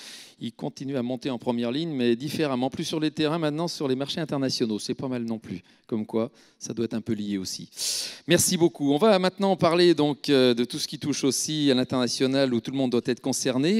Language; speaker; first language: French; native; French